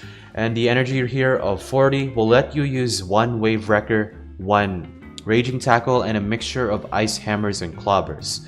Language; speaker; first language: English; native; English